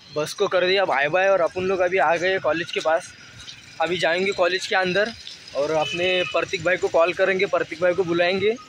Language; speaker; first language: Hindi; non-native, local second language; Marathi